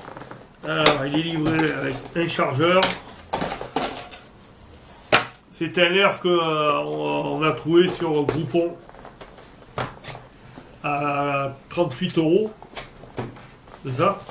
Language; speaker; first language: French; native; French